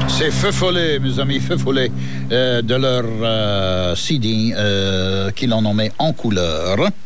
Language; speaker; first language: French; native; French